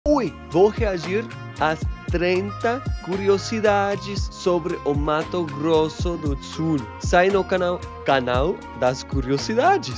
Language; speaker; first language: Portuguese; non-native, learner; English